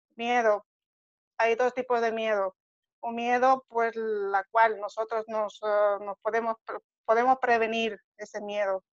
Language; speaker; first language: Spanish; native; Spanish